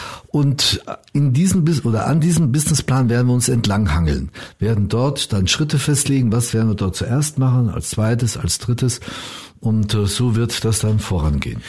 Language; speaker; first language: German; native; German